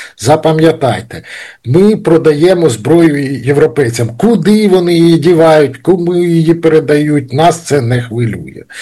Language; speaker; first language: Ukrainian; native; Ukrainian